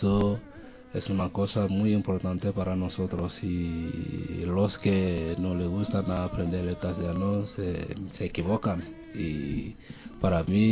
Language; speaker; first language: Spanish; non-native, learner; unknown